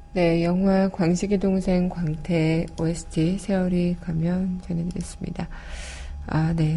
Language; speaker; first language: Korean; native; Korean